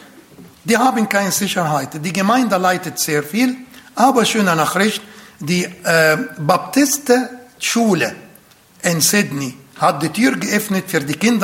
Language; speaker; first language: German; non-native, fluent; Arabic